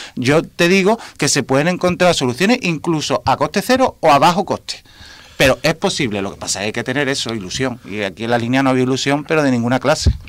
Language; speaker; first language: Spanish; native; Spanish